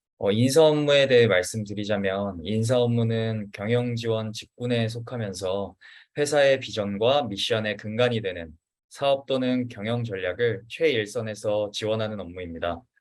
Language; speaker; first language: Korean; native; Korean